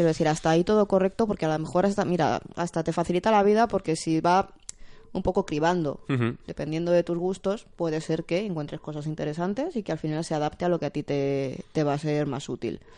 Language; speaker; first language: Spanish; native; Spanish